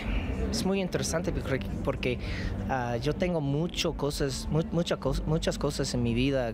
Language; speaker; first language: Spanish; non-native, learner; English